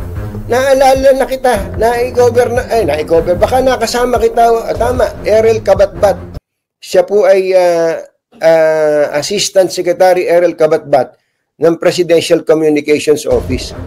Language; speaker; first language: Filipino; native; Filipino